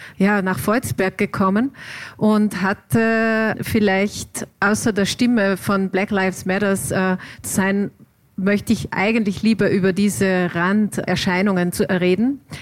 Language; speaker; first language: German; native; German